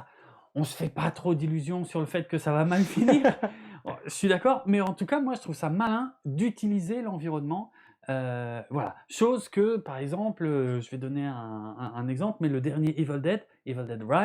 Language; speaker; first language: French; native; French